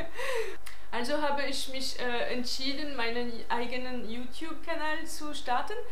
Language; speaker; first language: German; non-native, fluent; French